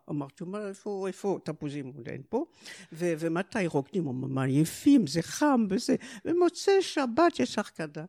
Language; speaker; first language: Hebrew; non-native, fluent; French